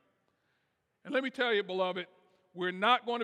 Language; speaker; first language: English; native; English